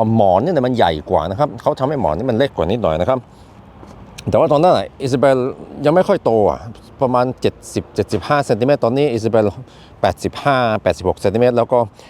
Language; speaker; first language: Thai; non-native, fluent; Swedish